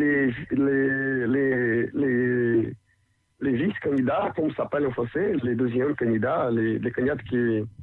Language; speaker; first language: French; non-native, learner; Portuguese